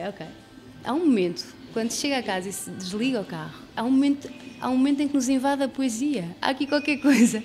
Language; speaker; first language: Portuguese; native; Portuguese